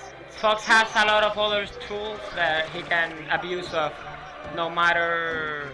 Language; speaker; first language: English; non-native, local second language; Spanish